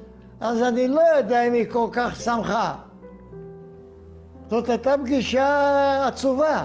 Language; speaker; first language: Hebrew; non-native, fluent; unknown